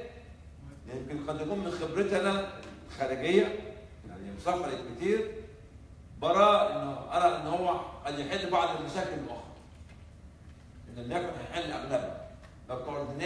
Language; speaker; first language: Arabic; native; Arabic